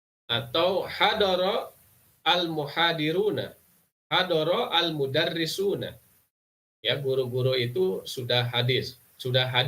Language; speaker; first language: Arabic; non-native, fluent; Indonesian